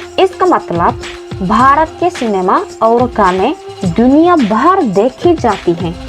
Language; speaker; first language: Hindi; non-native, fluent; Korean